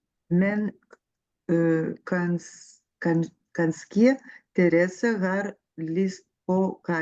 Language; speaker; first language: Norwegian; non-native, learner; Lithuanian